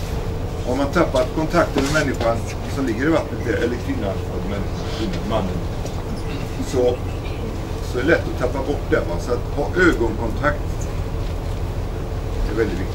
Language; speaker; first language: Swedish; native; Swedish